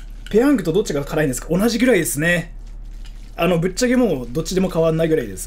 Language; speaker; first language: Japanese; early bilingual, heritage; Japanese